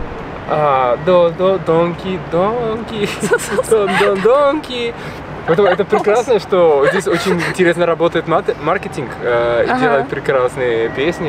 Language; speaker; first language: Russian; non-native, fluent; Spanish